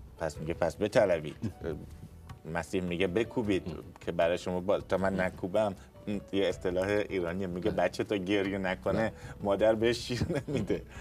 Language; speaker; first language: Persian; native; Persian